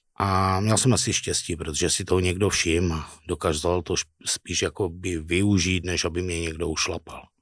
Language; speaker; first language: Czech; native; Czech